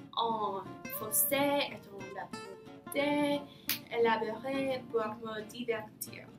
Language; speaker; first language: French; non-native, learner; English